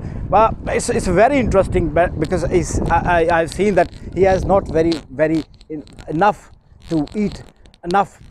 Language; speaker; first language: English; non-native, learner; Urdu